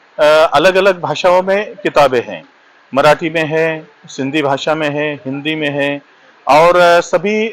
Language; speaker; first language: Hindi; non-native, local second language; Marathi